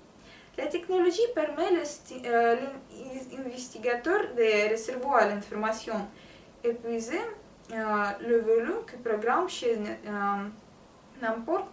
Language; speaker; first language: French; non-native, learner; Russian